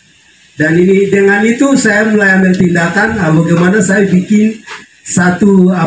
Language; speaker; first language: Indonesian; non-native, local second language; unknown